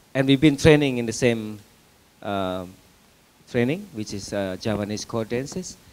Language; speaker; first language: English; non-native, fluent; Indonesian